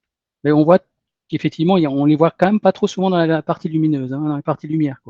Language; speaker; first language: French; native; French